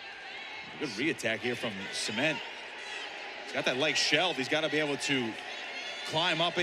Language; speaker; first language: English; native; English